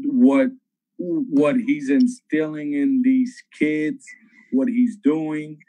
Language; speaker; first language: English; native; English